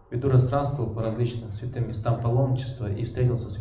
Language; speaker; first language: Russian; native; Russian